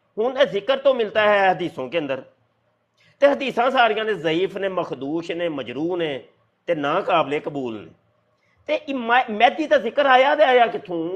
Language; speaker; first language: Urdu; non-native, local second language; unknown